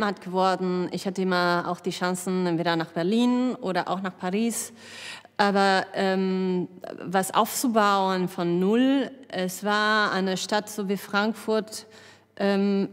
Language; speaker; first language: German; non-native, fluent; Spanish